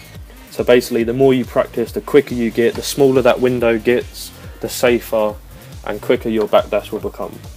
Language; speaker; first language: English; native; English